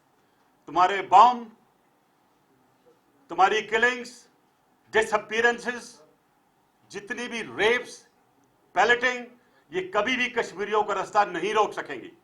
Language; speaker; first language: Urdu; native; Urdu